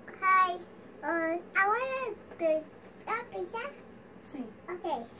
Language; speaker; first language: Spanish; early bilingual, heritage; Spanish